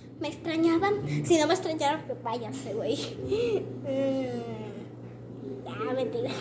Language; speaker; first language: Spanish; native; Spanish